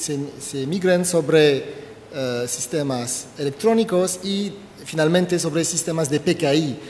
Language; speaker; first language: Spanish; non-native, fluent; French